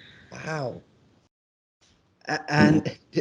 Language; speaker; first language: English; non-native, local second language; Malayalam